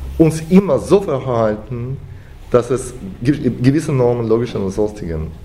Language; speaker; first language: German; non-native, fluent; Russian